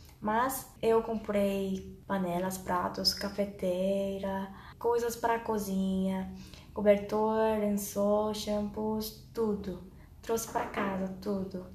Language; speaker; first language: Portuguese; non-native, learner; Korean